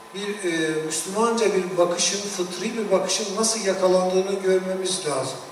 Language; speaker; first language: Turkish; native; Turkish